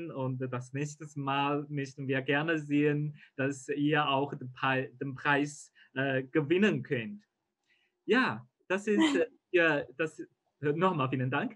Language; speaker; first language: German; non-native, fluent; Chinese